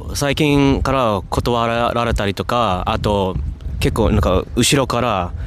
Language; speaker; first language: Japanese; non-native, fluent; English